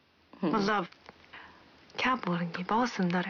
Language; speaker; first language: Hindi; non-native, fluent; Japanese